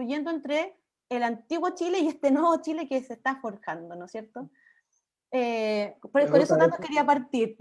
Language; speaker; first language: Spanish; native; Spanish